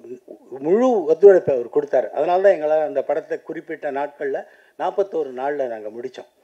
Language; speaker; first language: Tamil; native; Tamil